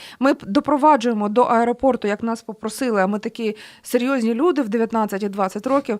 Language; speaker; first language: Ukrainian; native; Ukrainian